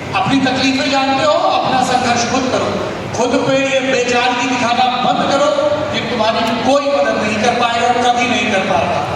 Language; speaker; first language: Hindi; non-native, local second language; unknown